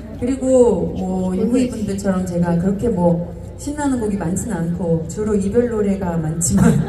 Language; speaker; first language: Korean; native; Korean